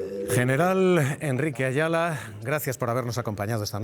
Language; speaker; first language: Spanish; native; Spanish